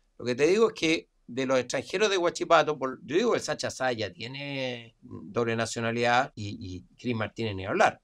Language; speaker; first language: Spanish; native; Spanish